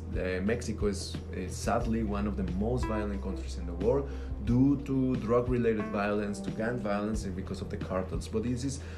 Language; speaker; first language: English; non-native, fluent; Spanish